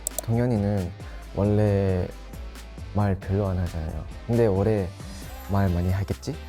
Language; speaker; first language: Korean; non-native, fluent; Thai